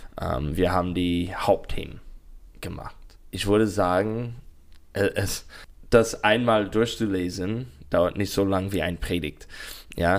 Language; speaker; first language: German; non-native, learner; English